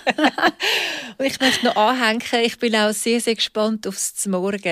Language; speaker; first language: German; native; German